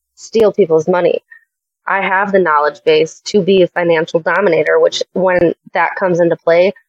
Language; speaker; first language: English; native; English